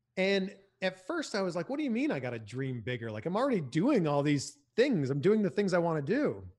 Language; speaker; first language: English; native; English